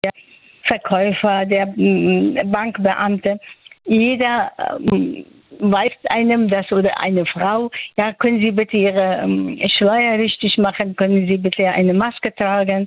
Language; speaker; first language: German; non-native, fluent; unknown